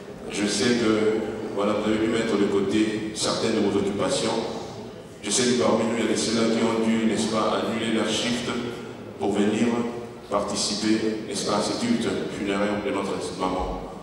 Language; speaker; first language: French; non-native, local second language; Lingala